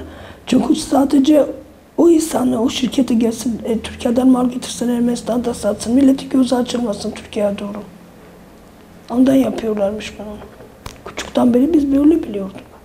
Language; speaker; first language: Turkish; non-native, fluent; Armenian